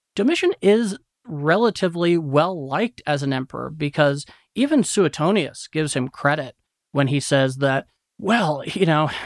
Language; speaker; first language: English; native; English